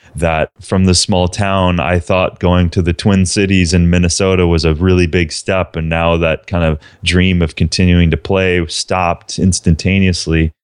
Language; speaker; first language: English; native; English